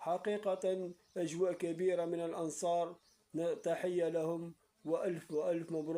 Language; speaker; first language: Arabic; native; Arabic